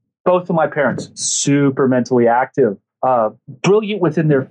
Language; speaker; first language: English; native; English